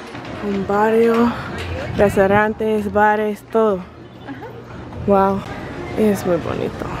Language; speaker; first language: Spanish; non-native, learner; English